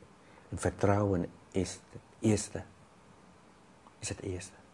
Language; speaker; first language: Dutch; non-native, fluent; Vietnamese